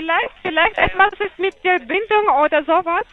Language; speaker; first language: German; non-native, learner; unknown